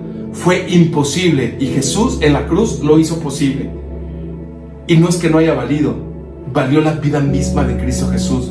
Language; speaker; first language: Spanish; native; Spanish